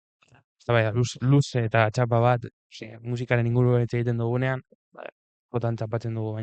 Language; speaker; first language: Basque; non-native, local second language; Spanish